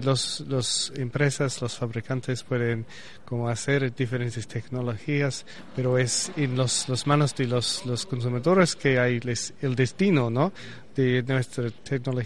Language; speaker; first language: Spanish; non-native, learner; English